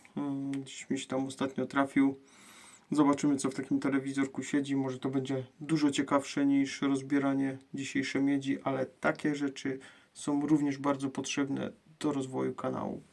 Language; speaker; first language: Polish; native; Polish